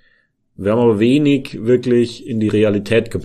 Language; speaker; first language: German; native; German